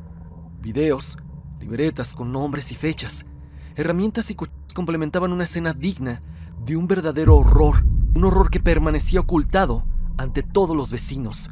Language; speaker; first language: Spanish; native; Spanish